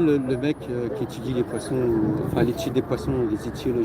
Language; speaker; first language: French; native; French